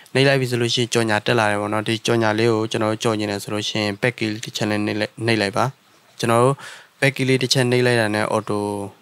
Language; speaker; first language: Burmese; non-native, local second language; S'gaw Karen